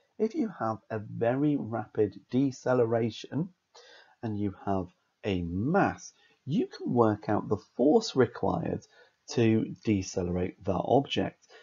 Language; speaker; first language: English; native; English